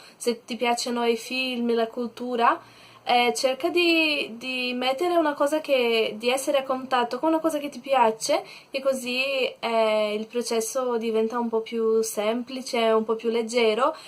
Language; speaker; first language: Italian; non-native, learner; Portuguese